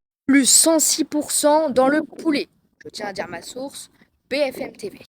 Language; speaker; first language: French; native; French